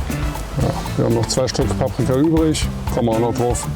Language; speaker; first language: German; native; German